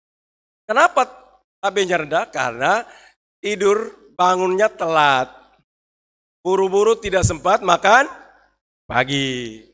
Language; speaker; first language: Indonesian; native; Indonesian